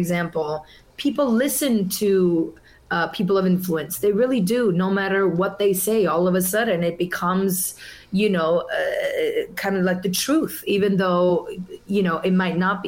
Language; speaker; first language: English; non-native, fluent; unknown